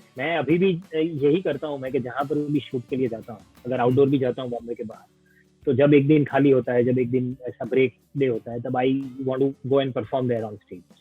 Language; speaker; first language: Hindi; non-native, local second language; Gujarati